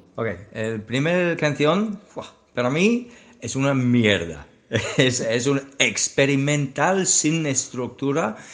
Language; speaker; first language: Spanish; non-native, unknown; English